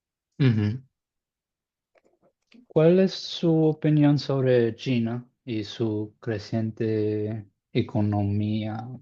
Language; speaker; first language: Spanish; non-native, learner; English